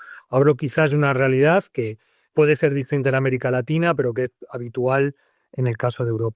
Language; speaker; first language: Spanish; native; Spanish